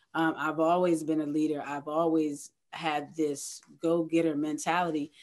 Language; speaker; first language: English; native; English